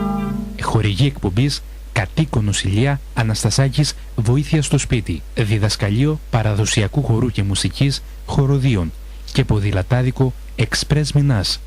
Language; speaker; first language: Greek; native; Greek